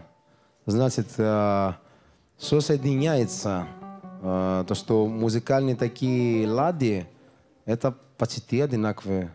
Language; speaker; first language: Russian; non-native, learner; Greek